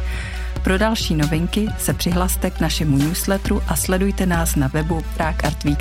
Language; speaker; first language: Czech; native; Czech